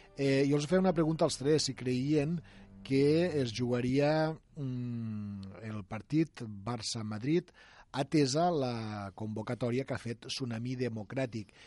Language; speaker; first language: Catalan; native; Catalan